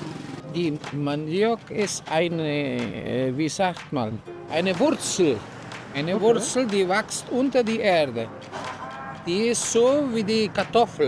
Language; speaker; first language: German; early bilingual, heritage; German